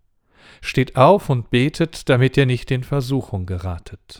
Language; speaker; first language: German; native; German